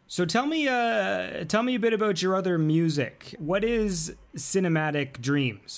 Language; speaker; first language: English; native; English